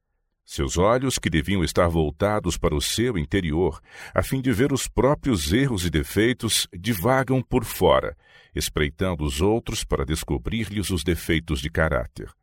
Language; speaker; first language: Portuguese; native; Portuguese